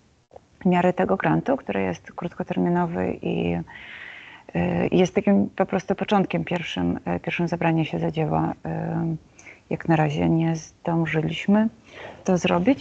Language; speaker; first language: Polish; non-native, fluent; Belarusian